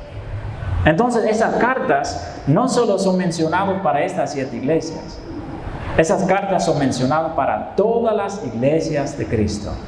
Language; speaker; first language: Spanish; non-native, fluent; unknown